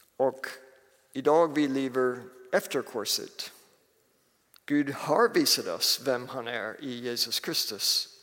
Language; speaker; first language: Swedish; non-native, fluent; English